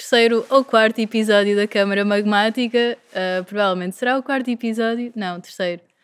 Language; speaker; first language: Portuguese; native; Portuguese